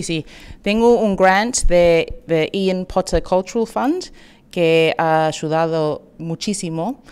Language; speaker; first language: Spanish; early bilingual, heritage; Spanish